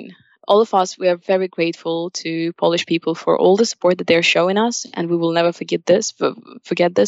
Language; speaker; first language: English; non-native, fluent; Russian